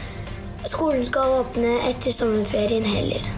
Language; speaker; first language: Norwegian; early bilingual, heritage; Norwegian